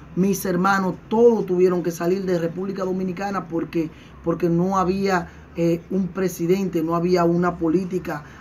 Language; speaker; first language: Spanish; native; Spanish